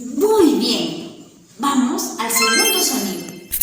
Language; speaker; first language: Spanish; native; Spanish